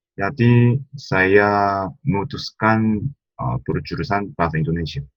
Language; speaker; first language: Indonesian; non-native, fluent; Korean